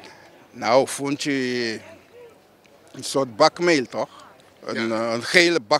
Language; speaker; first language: Dutch; non-native, local second language; Papiamento